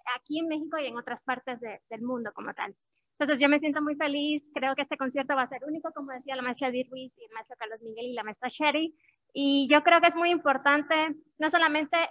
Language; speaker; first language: Spanish; native; Spanish